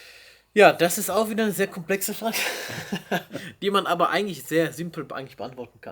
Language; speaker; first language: German; native; German